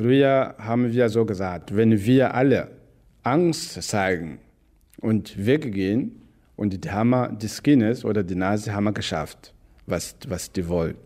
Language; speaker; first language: German; non-native, fluent; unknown